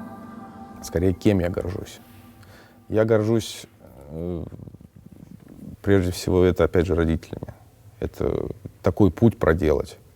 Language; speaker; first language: Russian; native; Russian